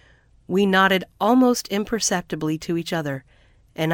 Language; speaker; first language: English; native; English